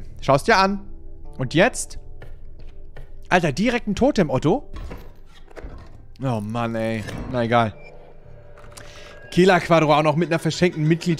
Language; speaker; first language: German; native; German